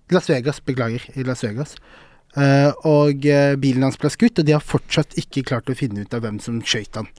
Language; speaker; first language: Norwegian; early bilingual, other home language; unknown